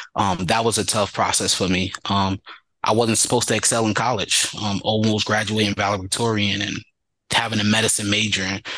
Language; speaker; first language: English; native; English